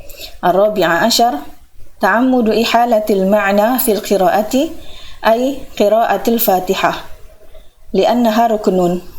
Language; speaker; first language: Arabic; non-native, fluent; Indonesian